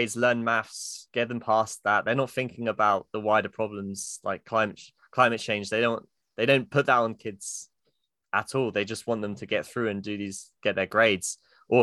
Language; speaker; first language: English; native; English